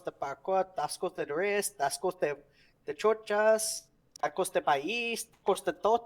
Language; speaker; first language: Spanish; non-native, learner; English